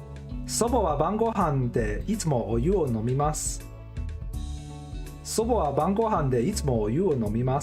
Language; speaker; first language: Japanese; non-native, learner; English